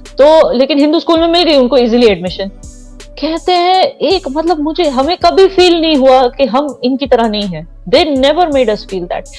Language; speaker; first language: Hindi; non-native, local second language; Kashmiri